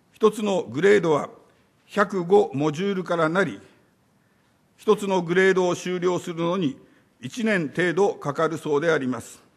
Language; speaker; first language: Japanese; native; Japanese